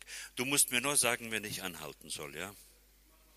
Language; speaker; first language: German; non-native, fluent; Portuguese